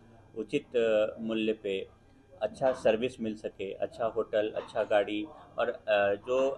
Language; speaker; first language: Hindi; native; Hindi